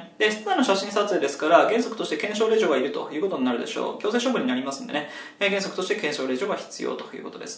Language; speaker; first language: Japanese; native; Japanese